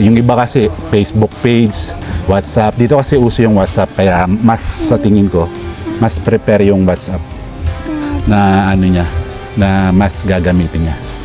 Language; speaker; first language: Filipino; non-native, local second language; Pampanga